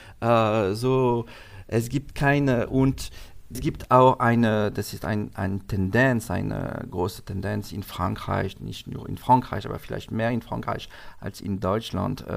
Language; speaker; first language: German; non-native, learner; French